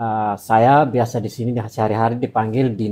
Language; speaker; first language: Indonesian; non-native, fluent; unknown